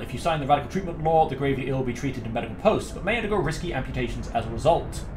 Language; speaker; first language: English; native; English